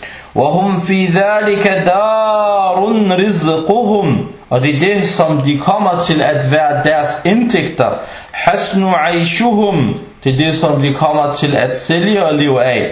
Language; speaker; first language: Danish; early bilingual, other home language; Arabic